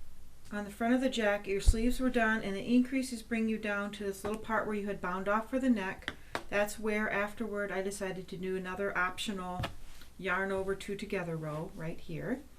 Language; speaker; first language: English; native; English